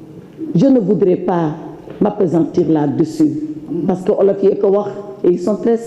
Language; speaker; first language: French; non-native, local second language; Wolof